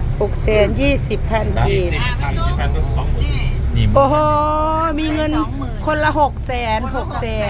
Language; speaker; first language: Thai; native; Thai